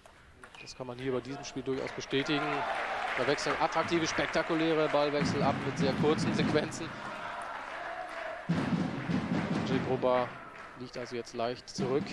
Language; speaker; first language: German; native; German